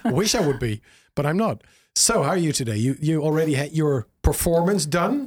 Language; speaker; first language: English; non-native, fluent; Dutch